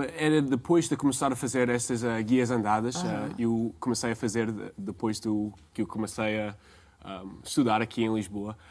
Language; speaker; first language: Portuguese; non-native, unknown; English